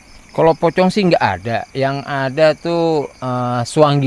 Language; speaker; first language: Malay; native; Malay